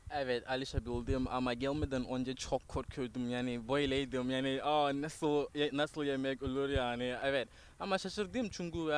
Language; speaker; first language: Turkish; non-native, learner; Tswana